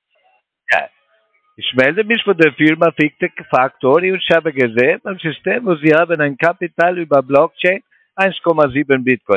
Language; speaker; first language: German; non-native, learner; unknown